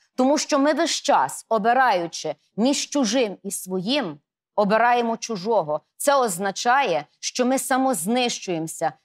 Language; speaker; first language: Ukrainian; native; Ukrainian